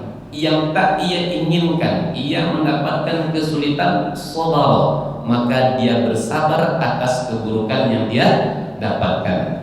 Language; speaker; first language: Malay; native; Malay